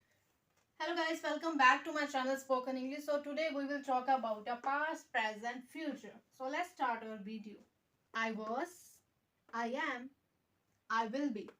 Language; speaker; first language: English; non-native, local second language; Hindi